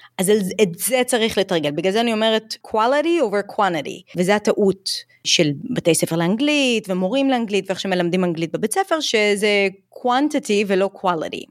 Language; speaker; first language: Hebrew; native; Hebrew